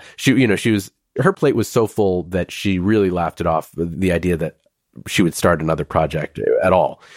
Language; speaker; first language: English; early bilingual, other home language; Hindi